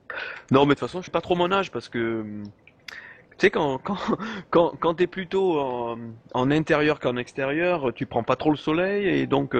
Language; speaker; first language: French; native; French